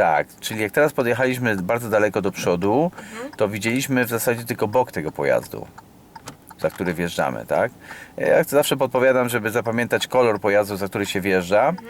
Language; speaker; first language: Polish; native; Polish